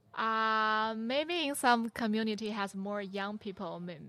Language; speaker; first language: English; non-native, learner; Chinese